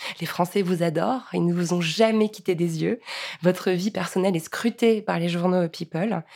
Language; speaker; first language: French; native; French